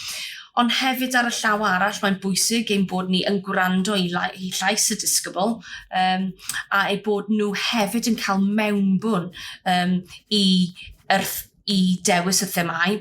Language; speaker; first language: Welsh; native; Welsh